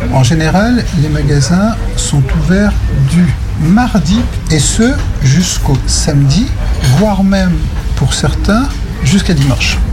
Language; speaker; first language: French; native; French